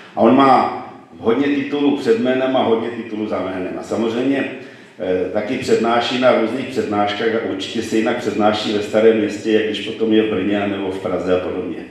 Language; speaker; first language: Czech; native; Czech